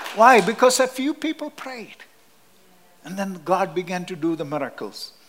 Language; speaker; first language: English; non-native, local second language; Malayalam